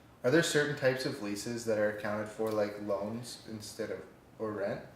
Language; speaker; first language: English; native; English